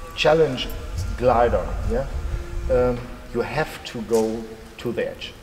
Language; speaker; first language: English; non-native, fluent; German